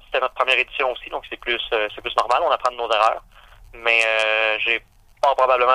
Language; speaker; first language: French; native; French